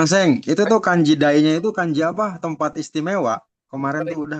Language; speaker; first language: Indonesian; native; Indonesian